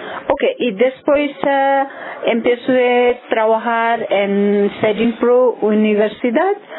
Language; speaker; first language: Spanish; non-native, learner; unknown